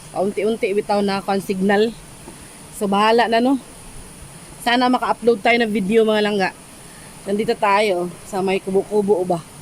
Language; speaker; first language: Filipino; native; Filipino